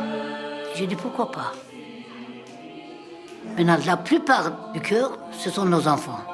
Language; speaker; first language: French; non-native, fluent; Armenian